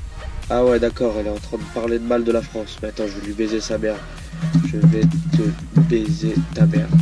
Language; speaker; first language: French; native; French